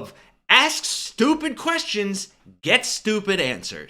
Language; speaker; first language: English; native; English